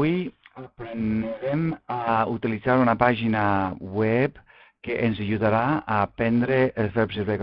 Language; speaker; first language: Catalan; non-native, local second language; Spanish